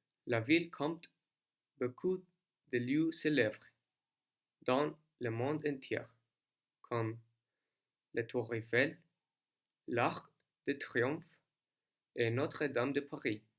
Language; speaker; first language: French; non-native, learner; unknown